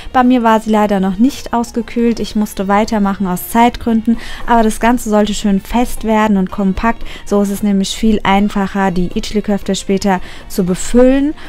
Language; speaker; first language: German; early bilingual, other home language; Turkish